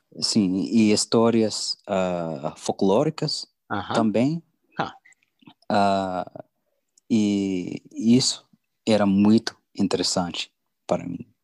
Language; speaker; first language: Portuguese; non-native, learner; English